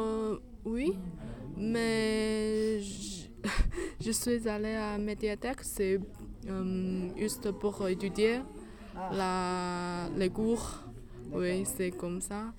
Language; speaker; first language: French; non-native, learner; Chinese